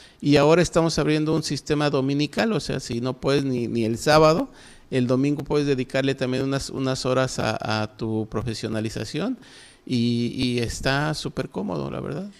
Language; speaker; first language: Spanish; native; Spanish